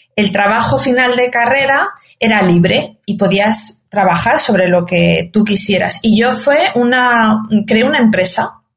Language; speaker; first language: Spanish; native; Spanish